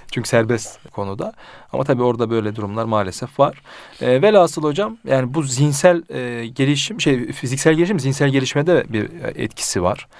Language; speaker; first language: Turkish; early bilingual, heritage; Turkish